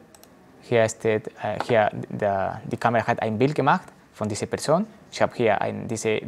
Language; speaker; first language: German; non-native, learner; Spanish